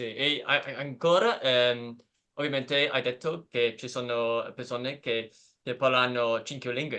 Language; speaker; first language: Italian; non-native, learner; English